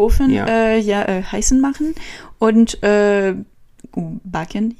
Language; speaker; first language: German; non-native, learner; French